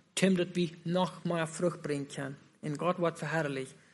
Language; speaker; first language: German; non-native, learner; Plautdietsch